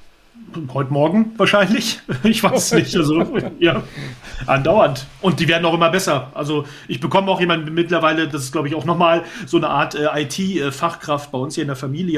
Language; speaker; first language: German; native; German